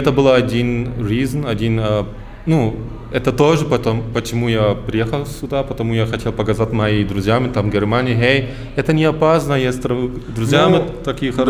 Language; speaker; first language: Russian; early bilingual, heritage; German